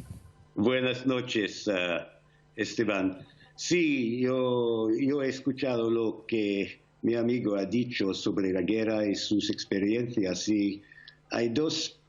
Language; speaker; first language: Spanish; non-native, fluent; English